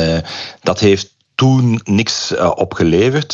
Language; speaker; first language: Dutch; non-native, local second language; French